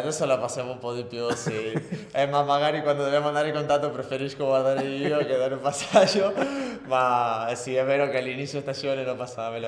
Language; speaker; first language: Italian; non-native, learner; Spanish